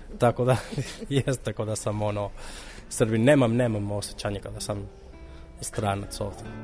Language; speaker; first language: Serbian; non-native, fluent; Catalan